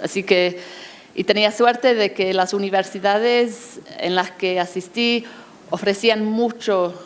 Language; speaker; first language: Spanish; non-native, fluent; English